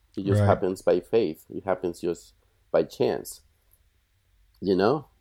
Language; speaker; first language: English; non-native, fluent; Spanish